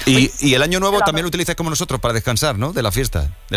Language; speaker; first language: Spanish; native; Spanish